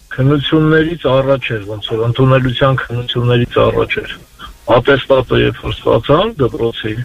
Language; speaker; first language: Armenian; native; Armenian